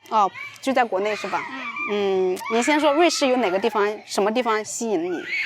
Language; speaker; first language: Chinese; native; Chinese